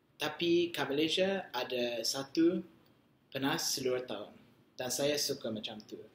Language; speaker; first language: Malay; non-native, learner; English